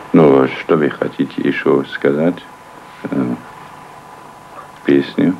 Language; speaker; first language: Russian; non-native, learner; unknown